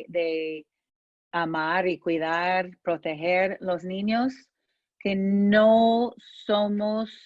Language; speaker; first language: Spanish; non-native, fluent; English